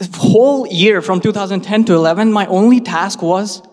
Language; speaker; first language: English; non-native, local second language; Hindi